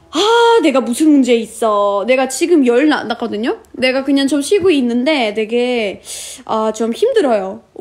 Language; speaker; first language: Korean; non-native, fluent; Russian